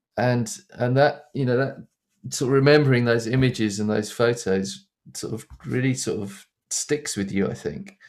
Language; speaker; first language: English; native; English